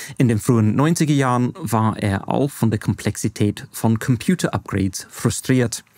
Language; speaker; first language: German; non-native, fluent; English